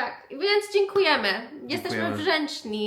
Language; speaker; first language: Polish; non-native, learner; Persian